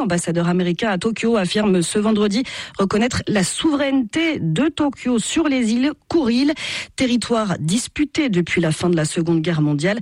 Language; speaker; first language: French; native; French